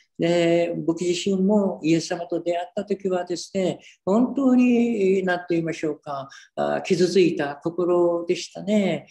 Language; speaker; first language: Japanese; native; Japanese